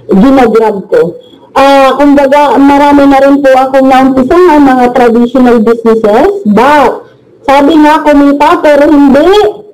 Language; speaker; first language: Filipino; native; Filipino